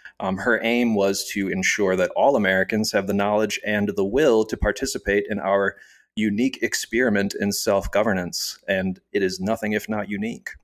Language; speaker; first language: English; native; English